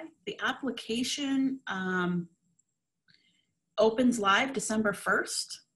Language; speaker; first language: English; native; English